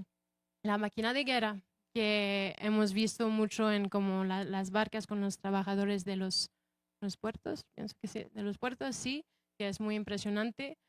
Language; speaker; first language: Spanish; non-native, fluent; English